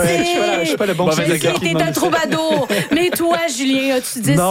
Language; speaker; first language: French; native; French